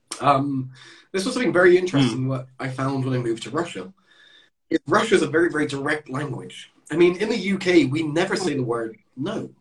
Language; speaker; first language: English; native; English